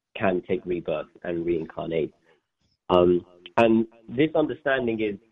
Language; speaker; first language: English; native; English